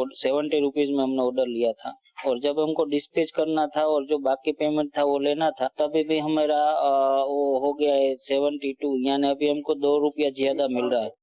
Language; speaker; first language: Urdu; non-native, local second language; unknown